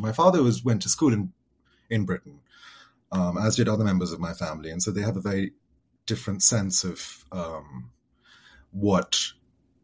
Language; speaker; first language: English; native; English